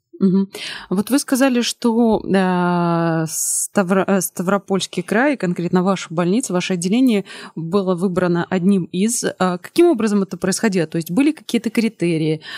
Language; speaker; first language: Russian; native; Russian